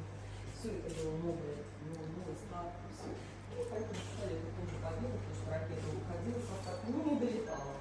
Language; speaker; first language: Russian; native; Russian